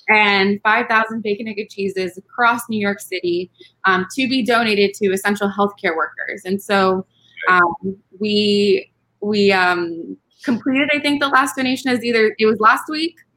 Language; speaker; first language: English; early bilingual, other home language; Spanish